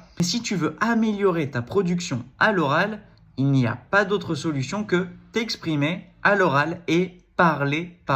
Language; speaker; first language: French; native; French